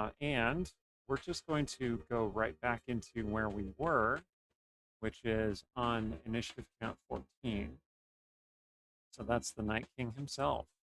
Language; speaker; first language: English; native; English